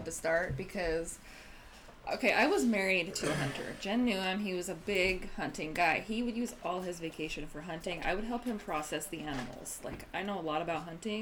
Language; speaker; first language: English; native; English